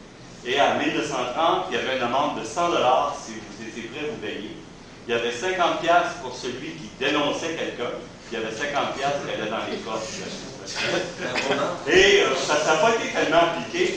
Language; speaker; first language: French; native; French